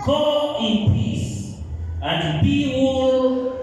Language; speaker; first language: English; non-native, local second language; Swahili